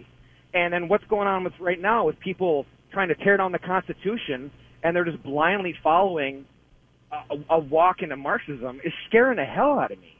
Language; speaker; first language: English; native; English